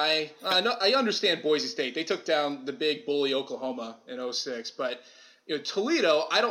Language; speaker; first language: English; native; English